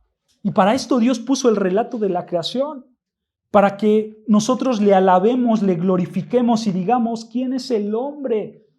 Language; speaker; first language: Spanish; native; Spanish